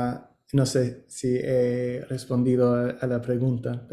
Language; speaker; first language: Spanish; non-native, learner; English